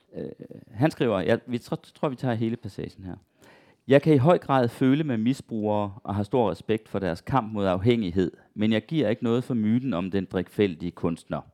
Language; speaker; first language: Danish; native; Danish